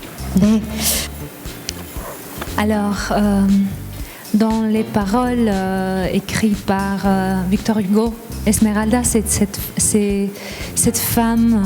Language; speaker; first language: French; non-native, learner; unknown